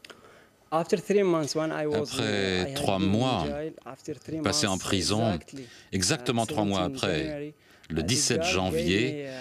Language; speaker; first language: French; non-native, local second language; Arabic